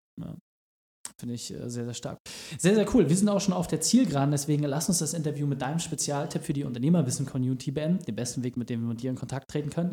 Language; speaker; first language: German; native; German